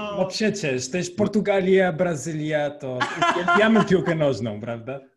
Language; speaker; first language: Polish; non-native, fluent; Portuguese